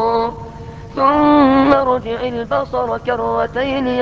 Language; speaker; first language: Arabic; native; Arabic